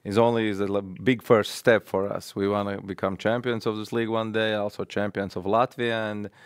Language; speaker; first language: English; non-native, fluent; Latvian